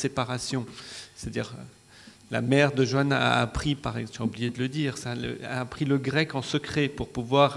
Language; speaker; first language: French; non-native, local second language; Arabic